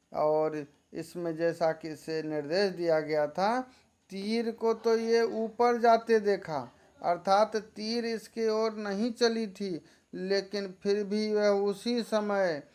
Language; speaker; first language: Hindi; native; Hindi